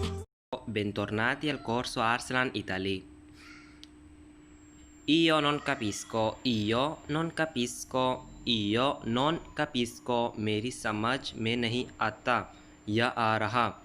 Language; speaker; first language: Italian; non-native, fluent; Hindi